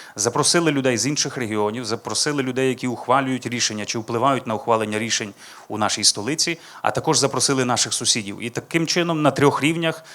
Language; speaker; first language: Ukrainian; native; Ukrainian